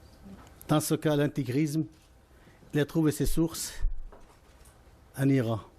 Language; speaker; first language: French; non-native, fluent; Arabic